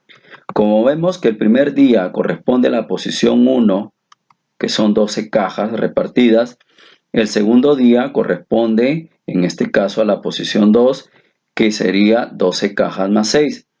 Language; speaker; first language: Spanish; native; Spanish